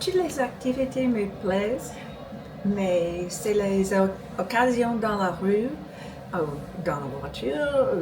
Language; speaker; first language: French; non-native, fluent; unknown